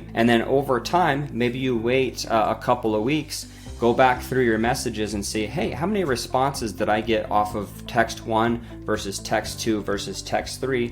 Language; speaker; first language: English; native; English